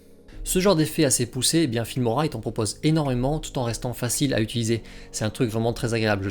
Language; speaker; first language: French; native; French